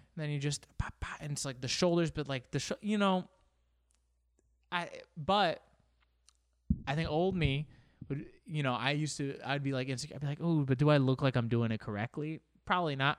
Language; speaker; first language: English; native; English